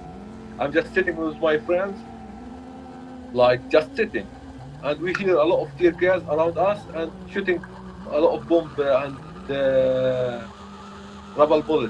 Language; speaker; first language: English; non-native, learner; Arabic